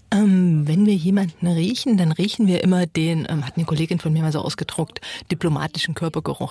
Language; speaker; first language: German; native; German